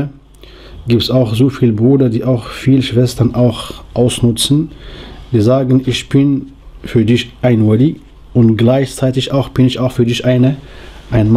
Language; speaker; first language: German; non-native, learner; Arabic